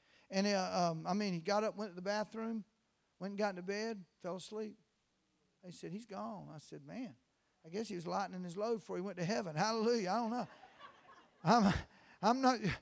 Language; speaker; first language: English; native; English